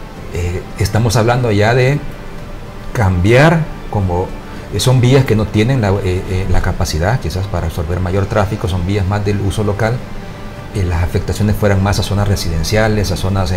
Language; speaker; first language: Spanish; native; Spanish